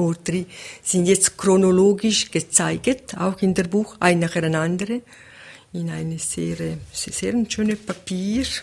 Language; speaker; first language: German; non-native, local second language; Italian